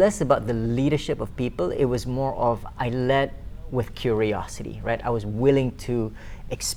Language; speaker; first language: English; non-native, local second language; Malay